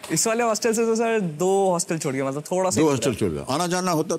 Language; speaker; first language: Hindi; native; Hindi